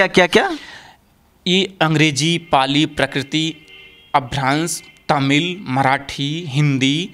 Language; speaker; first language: Hindi; native; Hindi